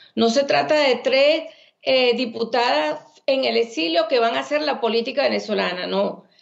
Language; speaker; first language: Spanish; native; Spanish